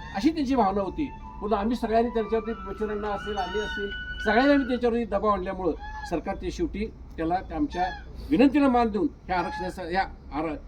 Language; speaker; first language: Marathi; native; Marathi